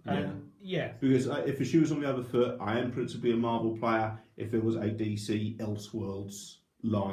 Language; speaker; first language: English; native; English